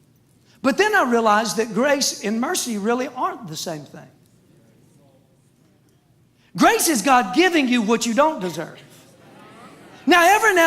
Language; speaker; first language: English; native; English